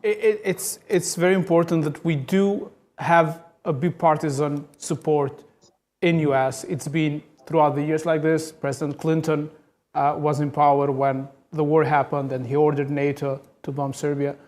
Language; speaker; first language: English; non-native, fluent; Albanian